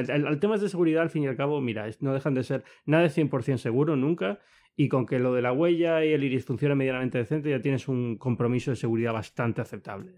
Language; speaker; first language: Spanish; native; Spanish